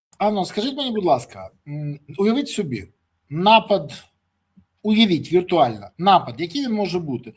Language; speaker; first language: Ukrainian; native; Ukrainian